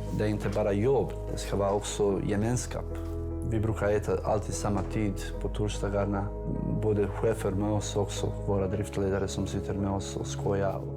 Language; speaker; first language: Swedish; non-native, fluent; Bosnian